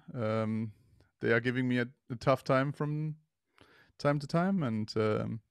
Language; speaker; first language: English; non-native, fluent; German